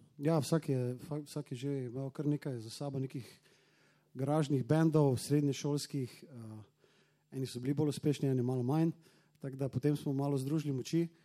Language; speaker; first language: Slovenian; native; Slovenian